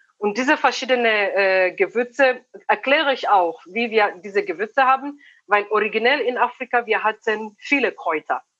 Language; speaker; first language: German; non-native, fluent; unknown